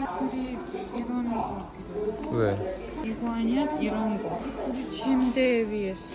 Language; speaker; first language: Korean; non-native, learner; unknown